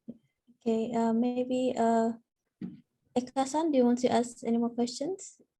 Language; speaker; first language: English; non-native, fluent; Indonesian